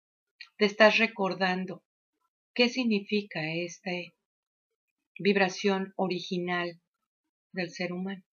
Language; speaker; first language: Spanish; native; Spanish